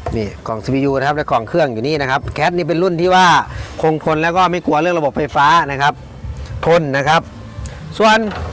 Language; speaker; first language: Thai; non-native, local second language; Northeastern Thai